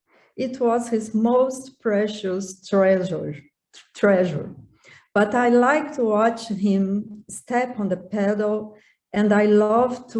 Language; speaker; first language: English; non-native, learner; Portuguese